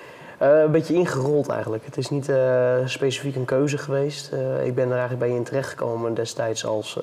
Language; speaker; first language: Dutch; native; Dutch